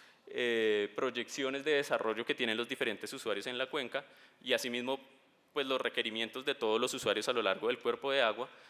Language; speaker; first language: Spanish; native; Spanish